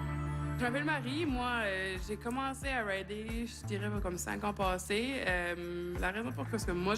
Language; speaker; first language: French; native; French